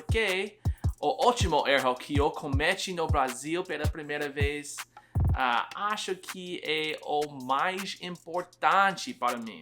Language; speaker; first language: Portuguese; non-native, learner; English